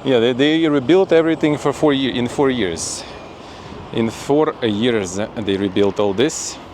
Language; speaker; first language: English; non-native, fluent; Russian